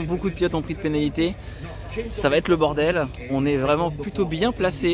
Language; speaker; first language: French; native; French